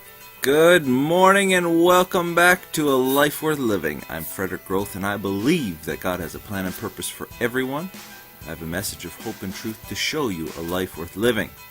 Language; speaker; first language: English; native; English